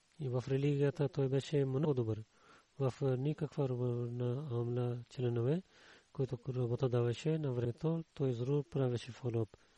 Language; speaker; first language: Bulgarian; non-native, learner; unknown